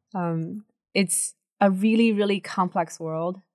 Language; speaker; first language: English; early bilingual, other home language; Chinese